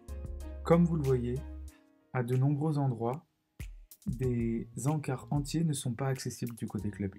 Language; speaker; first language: French; native; French